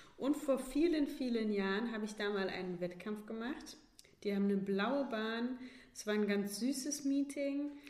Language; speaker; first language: German; native; German